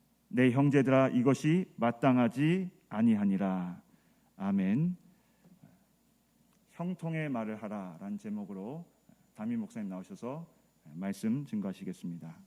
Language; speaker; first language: Korean; native; Korean